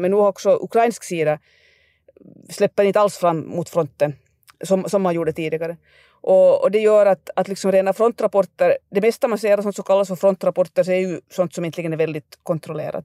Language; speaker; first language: Swedish; native; Swedish